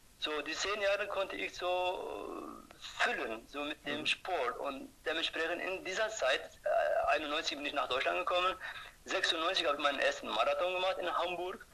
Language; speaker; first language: German; non-native, fluent; Turkish